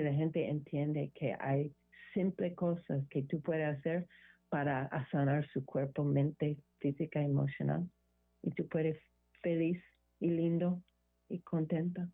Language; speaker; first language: Spanish; non-native, learner; English